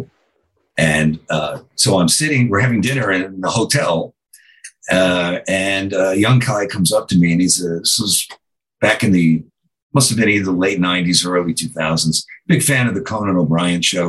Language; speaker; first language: English; native; English